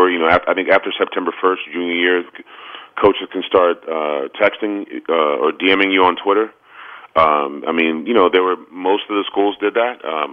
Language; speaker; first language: English; native; English